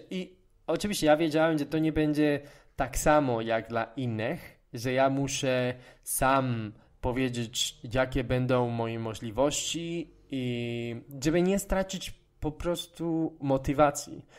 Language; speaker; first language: Polish; non-native, fluent; Spanish